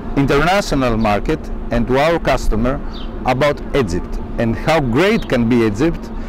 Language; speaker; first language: English; non-native, learner; Greek